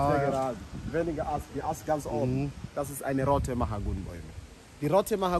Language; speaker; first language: German; non-native, learner; Swahili